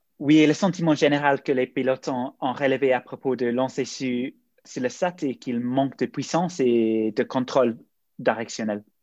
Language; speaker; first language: French; non-native, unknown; English